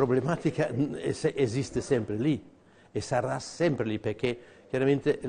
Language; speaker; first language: Italian; non-native, fluent; German